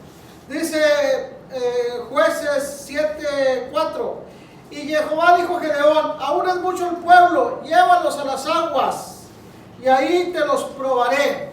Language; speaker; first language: Spanish; native; Spanish